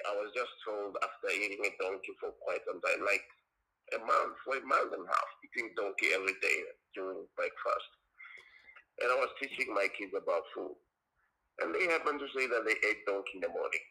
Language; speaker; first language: English; non-native, local second language; Tongan